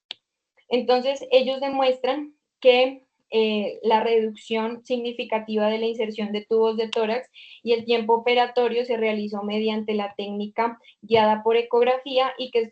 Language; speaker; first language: Spanish; native; Spanish